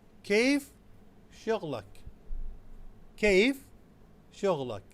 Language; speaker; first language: Arabic; non-native, fluent; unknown